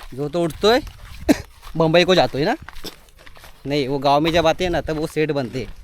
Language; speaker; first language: Hindi; non-native, local second language; Marathi